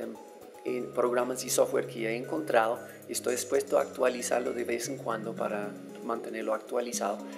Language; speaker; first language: Spanish; non-native, fluent; English